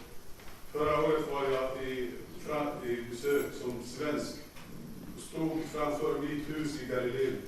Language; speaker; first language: Swedish; non-native, fluent; Arabic